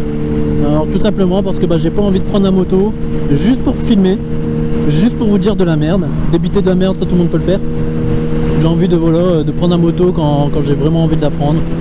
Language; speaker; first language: French; native; French